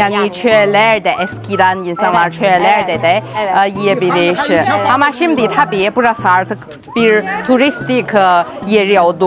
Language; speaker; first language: Turkish; non-native, learner; Chinese